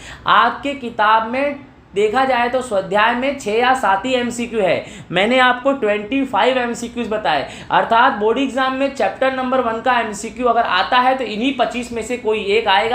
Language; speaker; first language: Hindi; non-native, local second language; Gujarati